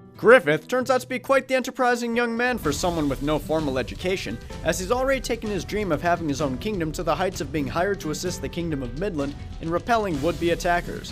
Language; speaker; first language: English; native; English